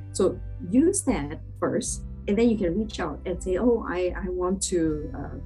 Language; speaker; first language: English; non-native, local second language; Chinese